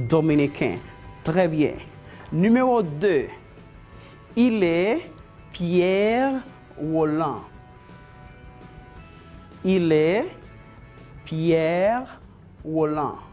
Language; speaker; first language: French; non-native, fluent; Spanish